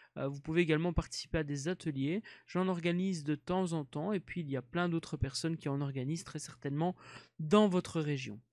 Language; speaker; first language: French; native; French